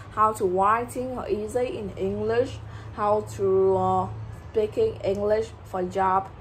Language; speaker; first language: English; non-native, learner; Vietnamese